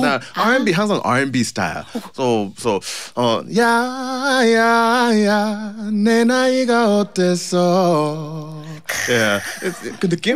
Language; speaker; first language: Korean; non-native, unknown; English